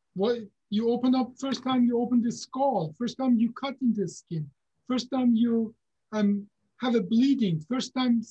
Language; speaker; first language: English; non-native, fluent; Persian